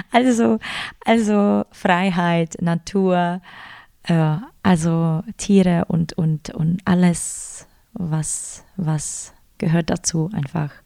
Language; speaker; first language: German; non-native, fluent; Czech